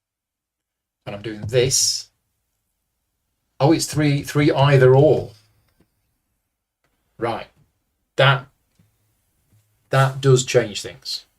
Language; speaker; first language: English; native; English